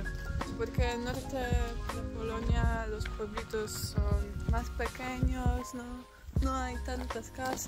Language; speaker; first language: Spanish; non-native, fluent; Polish